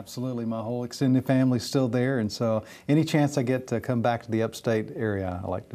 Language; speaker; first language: English; native; English